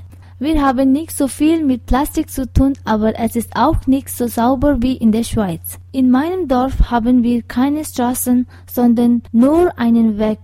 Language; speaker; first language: German; non-native, fluent; Tibetan